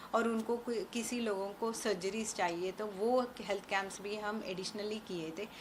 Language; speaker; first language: Hindi; non-native, local second language; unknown